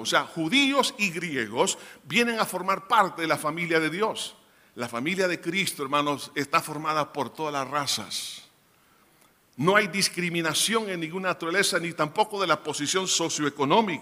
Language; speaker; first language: Spanish; native; Spanish